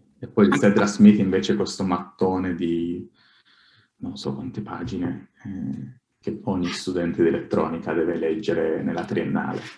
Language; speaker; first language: Italian; early bilingual, other home language; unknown